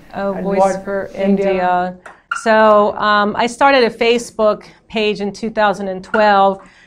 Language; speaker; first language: English; native; English